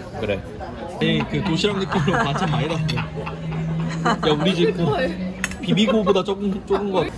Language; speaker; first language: Korean; native; Korean